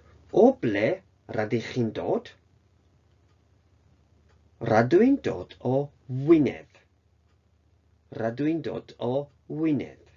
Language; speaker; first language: Welsh; non-native, fluent; Japanese